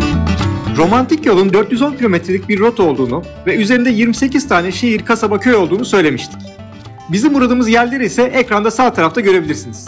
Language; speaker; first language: Turkish; native; Turkish